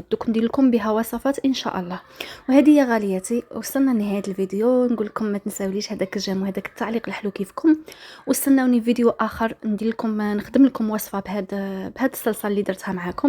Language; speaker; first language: Arabic; native; Arabic